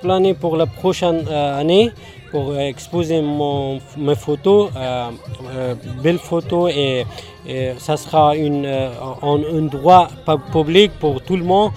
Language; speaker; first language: French; non-native, learner; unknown